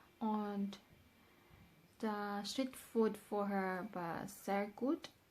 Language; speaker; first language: German; non-native, learner; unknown